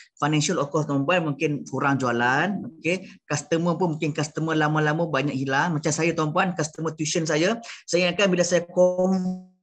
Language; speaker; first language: Malay; native; Malay